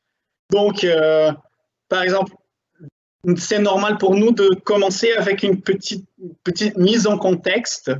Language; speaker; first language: French; non-native, fluent; Portuguese